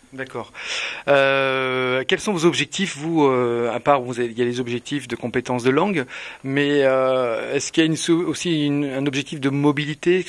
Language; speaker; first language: French; native; French